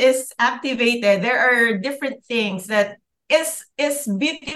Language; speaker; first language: English; non-native, local second language; Filipino